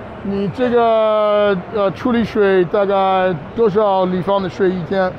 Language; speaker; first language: Chinese; non-native, fluent; English